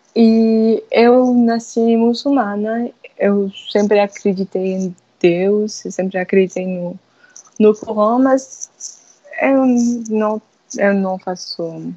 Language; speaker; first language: Portuguese; non-native, fluent; French